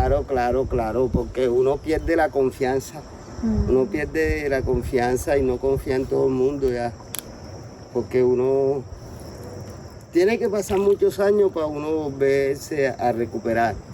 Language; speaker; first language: Spanish; native; Spanish